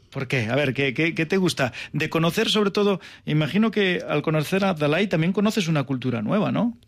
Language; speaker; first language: Spanish; native; Spanish